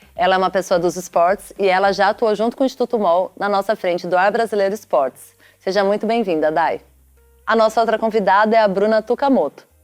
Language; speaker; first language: Portuguese; native; Portuguese